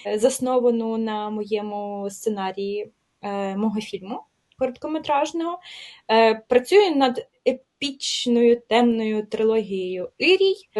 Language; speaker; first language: Ukrainian; native; Ukrainian